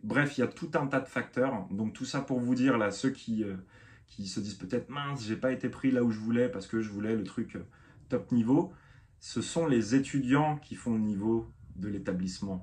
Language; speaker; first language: French; native; French